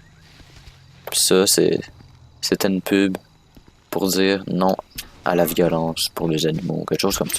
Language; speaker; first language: French; native; French